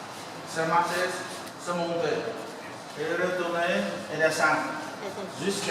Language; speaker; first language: French; non-native, learner; Vietnamese